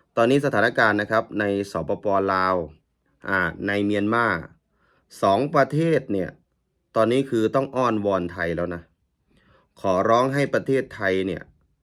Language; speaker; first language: Thai; native; Thai